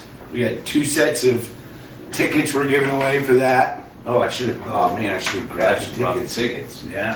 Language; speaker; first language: English; native; English